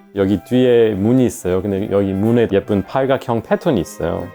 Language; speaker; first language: Korean; non-native, fluent; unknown